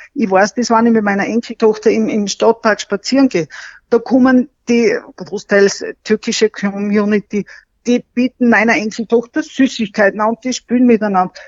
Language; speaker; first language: German; native; German